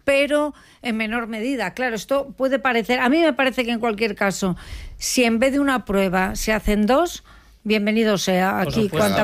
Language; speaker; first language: Spanish; native; Spanish